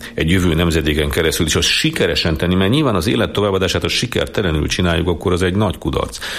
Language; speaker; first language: Hungarian; native; Hungarian